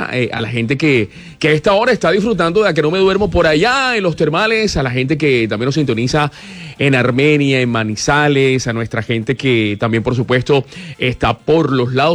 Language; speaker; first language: Spanish; native; Spanish